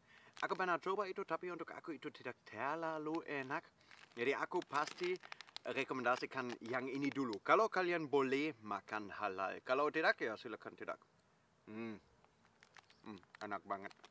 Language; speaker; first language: Indonesian; non-native, fluent; German